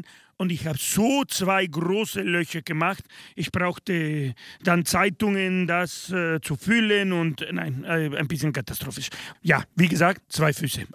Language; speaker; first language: German; non-native, learner; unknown